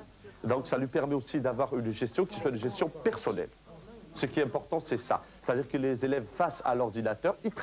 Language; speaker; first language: French; native; French